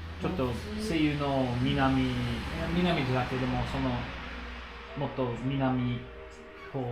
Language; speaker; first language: Japanese; non-native, learner; English